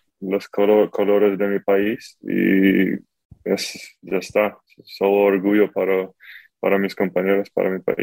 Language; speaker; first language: Spanish; non-native, fluent; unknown